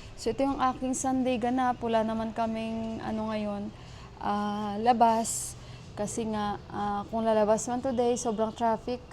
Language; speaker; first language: Filipino; native; Filipino